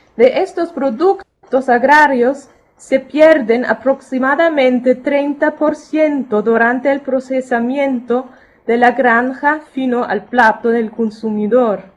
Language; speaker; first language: Spanish; non-native, fluent; German